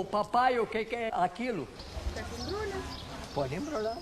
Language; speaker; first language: Portuguese; non-native, local second language; Low German